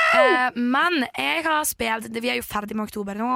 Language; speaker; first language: Norwegian; early bilingual, other home language; Polish